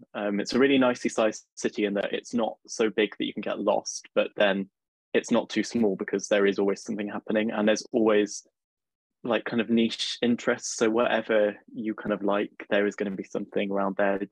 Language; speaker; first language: English; native; English